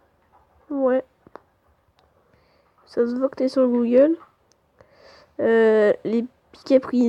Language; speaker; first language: French; native; French